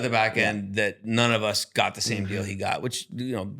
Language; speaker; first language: English; native; English